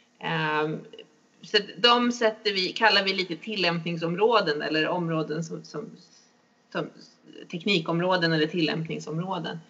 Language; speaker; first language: Swedish; native; Swedish